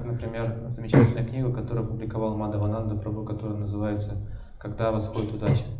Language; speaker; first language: Russian; native; Russian